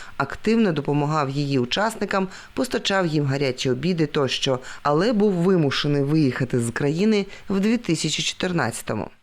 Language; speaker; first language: Ukrainian; native; Ukrainian